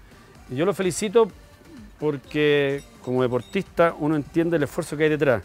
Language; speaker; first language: Spanish; native; Spanish